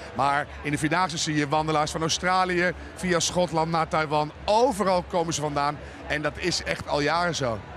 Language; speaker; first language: Dutch; native; Dutch